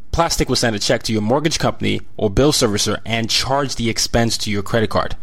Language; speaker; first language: English; non-native, local second language; Yoruba